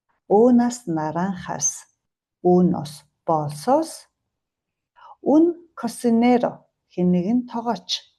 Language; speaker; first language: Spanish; non-native, fluent; Mongolian